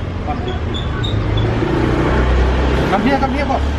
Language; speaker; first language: English; non-native, learner; Indonesian